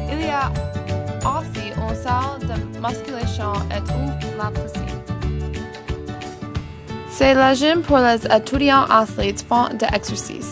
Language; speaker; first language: French; non-native, learner; English